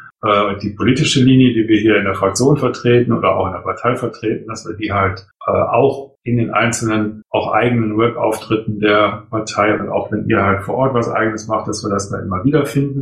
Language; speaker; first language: German; native; German